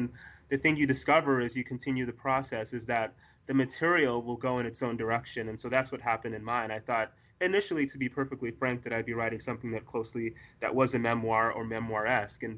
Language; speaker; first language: English; native; English